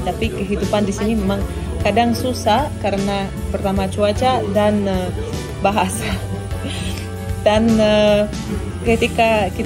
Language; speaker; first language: Indonesian; non-native, fluent; Russian